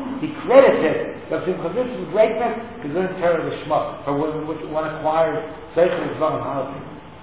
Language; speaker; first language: English; native; English